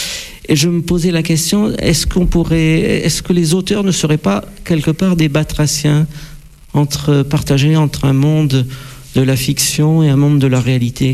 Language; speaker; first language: French; native; French